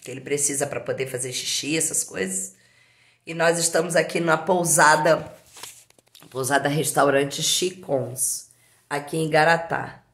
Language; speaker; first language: Portuguese; native; Portuguese